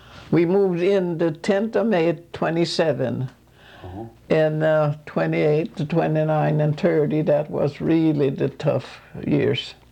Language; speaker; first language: English; non-native, fluent; Swedish